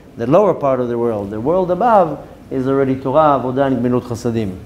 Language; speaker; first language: English; non-native, fluent; Hebrew